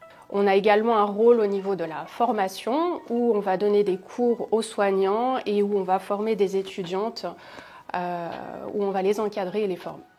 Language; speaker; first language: French; native; French